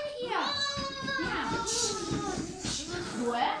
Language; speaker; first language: German; non-native, fluent; Ukrainian